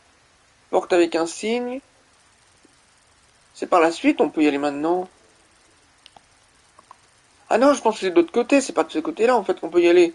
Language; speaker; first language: French; native; French